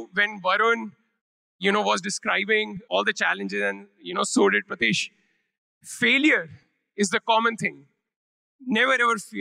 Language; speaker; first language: English; non-native, local second language; Punjabi